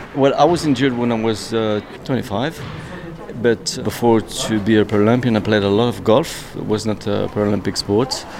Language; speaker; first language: English; non-native, fluent; French